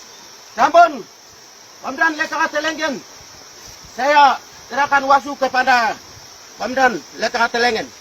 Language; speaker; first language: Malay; non-native, local second language; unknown